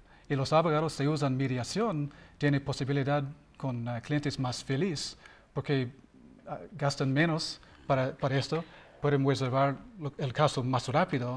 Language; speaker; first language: Spanish; non-native, learner; English